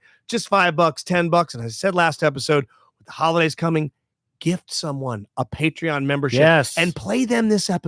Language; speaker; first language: English; native; English